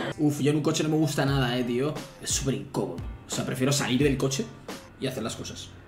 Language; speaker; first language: Spanish; native; Spanish